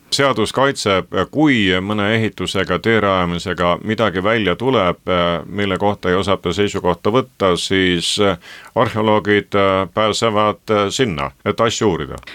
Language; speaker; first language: Estonian; native; Estonian